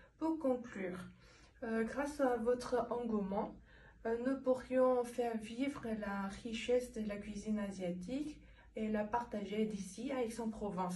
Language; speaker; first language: French; non-native, learner; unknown